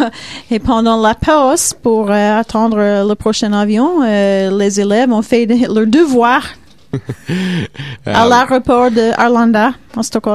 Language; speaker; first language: French; non-native, fluent; Swedish